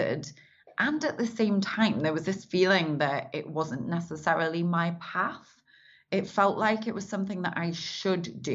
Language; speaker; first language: English; native; English